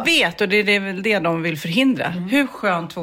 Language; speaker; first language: Swedish; native; Swedish